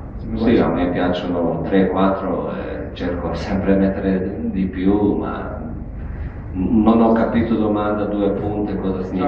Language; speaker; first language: Italian; non-native, fluent; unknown